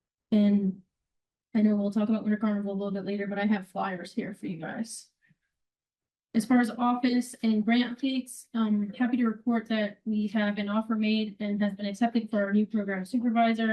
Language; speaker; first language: English; native; English